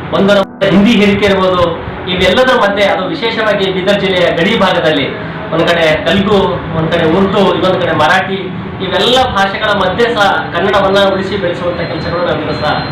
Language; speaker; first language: Kannada; native; Kannada